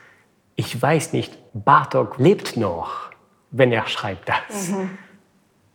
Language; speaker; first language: German; non-native, fluent; French